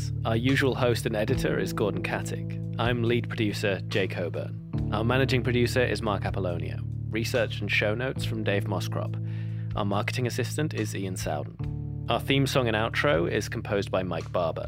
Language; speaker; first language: English; native; English